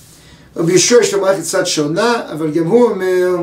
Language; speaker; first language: Hebrew; native; Hebrew